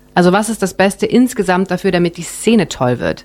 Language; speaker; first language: German; early bilingual, other home language; Japanese